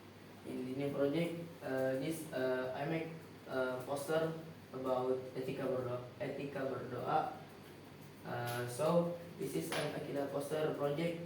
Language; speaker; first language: English; non-native, learner; Indonesian